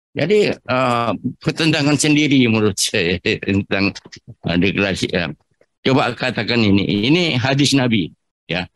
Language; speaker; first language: Indonesian; non-native, local second language; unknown